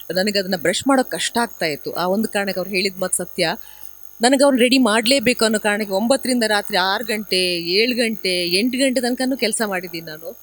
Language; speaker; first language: Kannada; non-native, local second language; Tulu